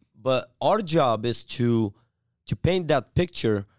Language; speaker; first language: English; non-native, fluent; Bulgarian